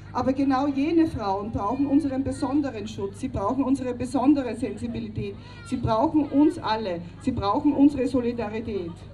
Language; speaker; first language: German; native; German